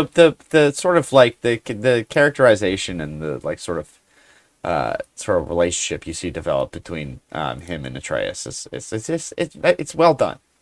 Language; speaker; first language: English; native; English